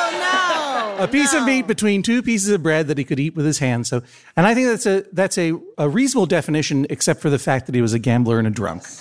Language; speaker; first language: English; native; English